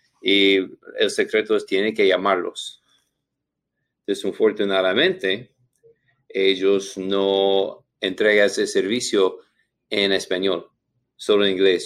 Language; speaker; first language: Spanish; non-native, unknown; English